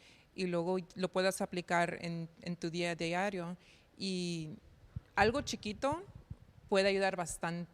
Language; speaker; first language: Spanish; early bilingual, heritage; Spanish